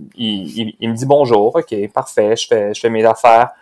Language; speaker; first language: French; native; French